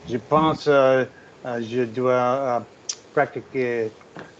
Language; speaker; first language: French; non-native, learner; English